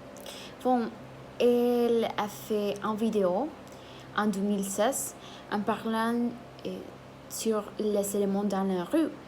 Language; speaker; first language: French; non-native, learner; Spanish